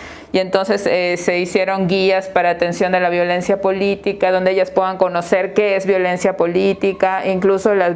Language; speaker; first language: Spanish; native; Spanish